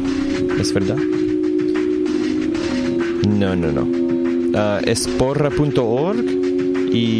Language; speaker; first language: Spanish; non-native, learner; English